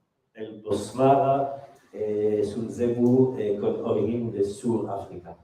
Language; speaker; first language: Spanish; non-native, fluent; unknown